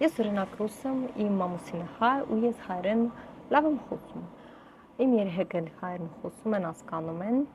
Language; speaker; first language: Armenian; non-native, fluent; Russian